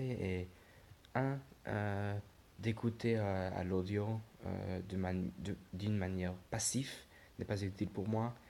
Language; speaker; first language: French; non-native, learner; English